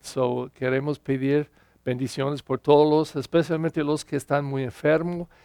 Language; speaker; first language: Spanish; non-native, learner; English